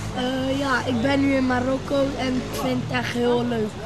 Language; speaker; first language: Dutch; early bilingual, other home language; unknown